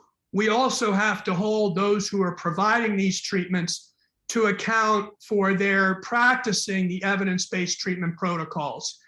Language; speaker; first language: English; native; English